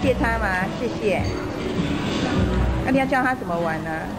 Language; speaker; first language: Chinese; native; Chinese